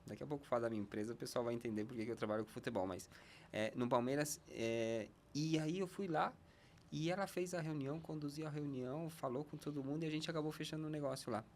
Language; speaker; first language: Portuguese; non-native, fluent; Spanish